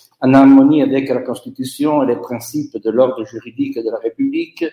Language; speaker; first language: French; non-native, local second language; Italian